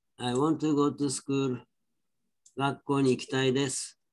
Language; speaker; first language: Japanese; native; Japanese